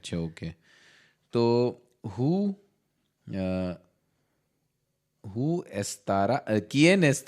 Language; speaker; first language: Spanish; non-native, learner; Hindi